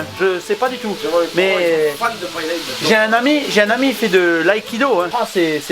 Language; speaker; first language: French; native; French